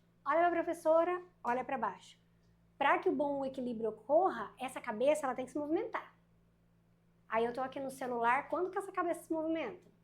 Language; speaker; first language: Portuguese; native; Portuguese